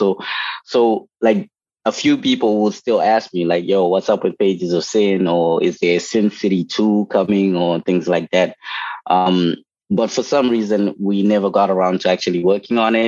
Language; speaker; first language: English; non-native, local second language; Shona